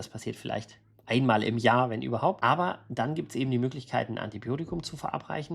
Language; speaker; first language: German; native; German